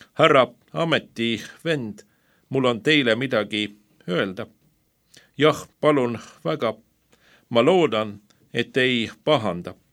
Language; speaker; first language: Estonian; non-native, fluent; Swedish